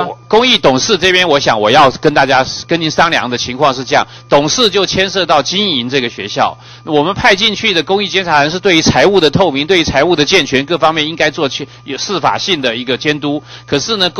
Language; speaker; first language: Chinese; native; Chinese